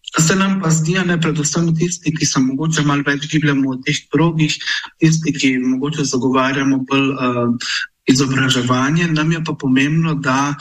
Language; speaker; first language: Slovenian; non-native, local second language; Romany